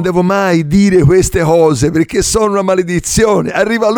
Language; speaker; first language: Italian; native; Italian